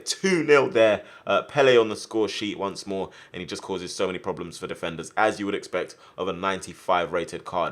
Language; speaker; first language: English; native; English